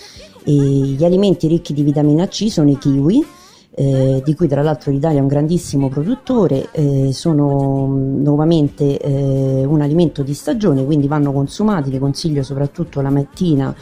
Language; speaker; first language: Italian; native; Italian